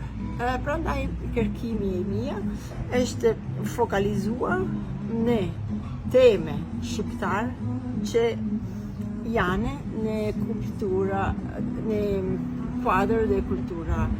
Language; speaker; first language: Albanian; non-native, learner; Italian